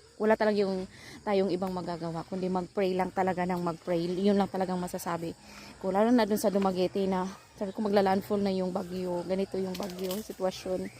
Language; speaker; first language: Filipino; non-native, local second language; Cebuano